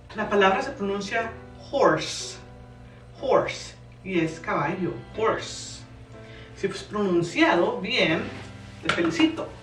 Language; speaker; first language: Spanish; native; Spanish